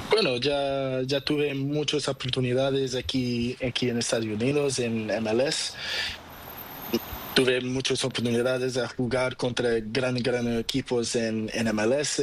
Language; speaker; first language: Spanish; non-native, learner; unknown